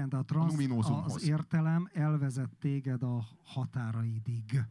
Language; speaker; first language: Hungarian; native; Hungarian